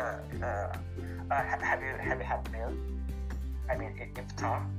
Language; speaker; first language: English; non-native, learner; Korean